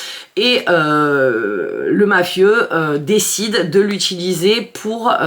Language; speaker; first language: French; native; French